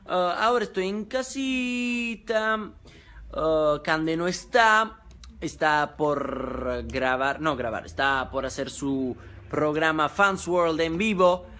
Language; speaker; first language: Spanish; non-native, fluent; Italian